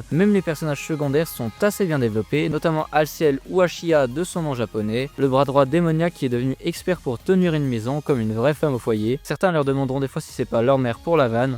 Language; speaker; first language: French; native; French